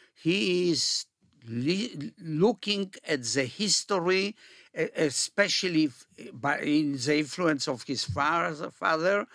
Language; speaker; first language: English; non-native, fluent; Polish